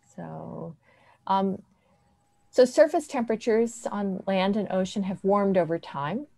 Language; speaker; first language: English; native; English